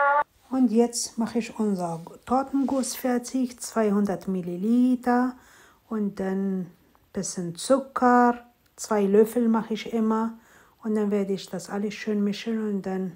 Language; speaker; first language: German; non-native, fluent; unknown